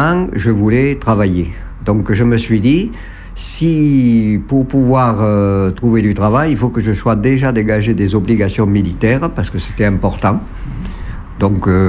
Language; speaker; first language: French; native; French